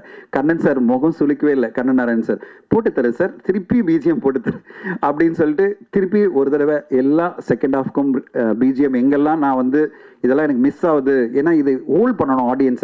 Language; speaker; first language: Tamil; native; Tamil